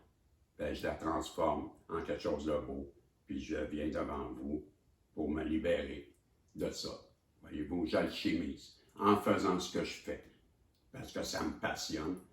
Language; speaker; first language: French; native; French